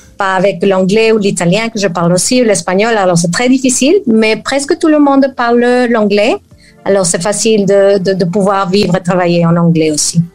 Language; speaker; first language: French; non-native, fluent; Spanish